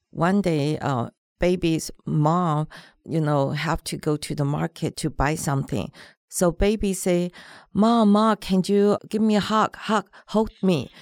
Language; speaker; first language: English; non-native, learner; Chinese